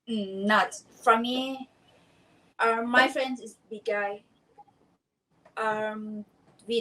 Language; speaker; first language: English; non-native, learner; Thai